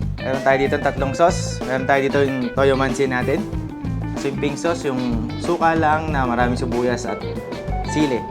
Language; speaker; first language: Filipino; non-native, local second language; Iloko